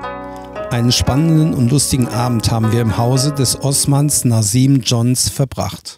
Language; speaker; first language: German; native; German